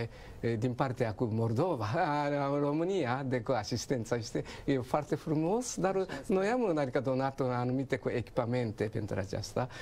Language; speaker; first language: Romanian; non-native, learner; Japanese